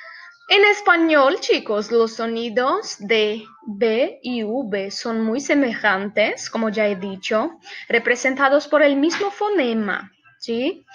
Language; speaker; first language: Spanish; non-native, fluent; Portuguese